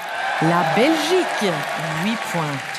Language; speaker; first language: French; non-native, fluent; Swedish